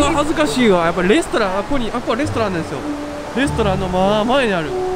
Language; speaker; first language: Japanese; native; Japanese